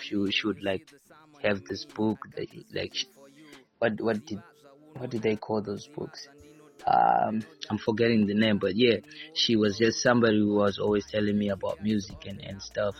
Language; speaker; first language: English; non-native, local second language; Shona